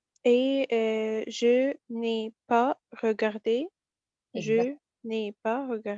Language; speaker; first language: French; non-native, learner; Arabic